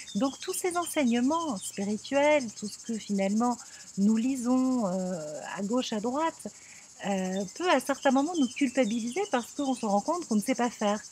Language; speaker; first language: French; native; French